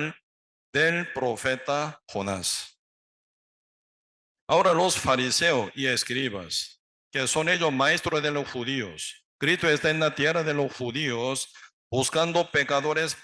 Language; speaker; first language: Spanish; non-native, learner; Korean